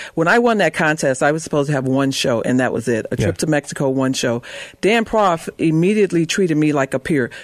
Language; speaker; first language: English; native; English